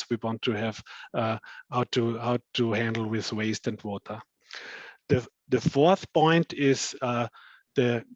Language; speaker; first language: English; non-native, fluent; German